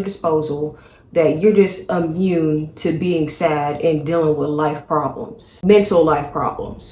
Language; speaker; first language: English; native; English